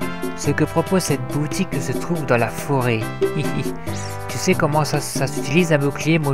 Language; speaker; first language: French; native; French